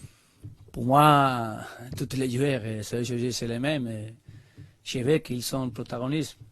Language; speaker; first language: French; non-native, learner; Spanish